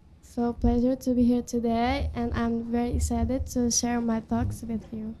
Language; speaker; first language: English; non-native, learner; Indonesian